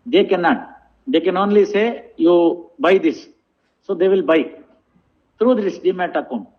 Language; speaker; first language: English; non-native, local second language; Kannada